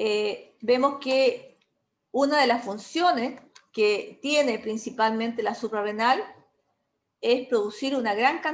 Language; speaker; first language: Spanish; native; Spanish